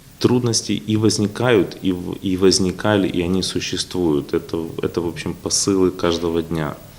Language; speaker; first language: Russian; native; Russian